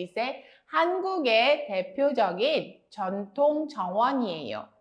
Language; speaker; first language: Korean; non-native, fluent; Spanish